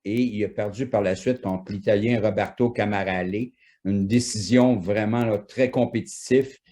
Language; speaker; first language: French; native; French